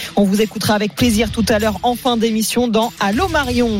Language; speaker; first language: French; native; French